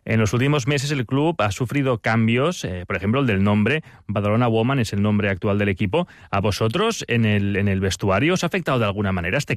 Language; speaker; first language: Catalan; native; Catalan